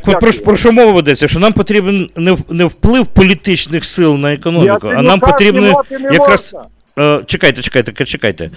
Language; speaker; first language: Ukrainian; native; Ukrainian